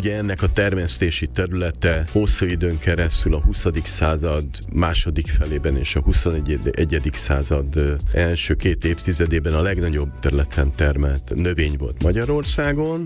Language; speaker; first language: Hungarian; native; Hungarian